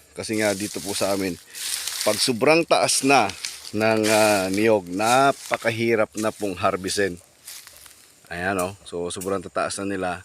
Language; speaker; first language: Filipino; native; Filipino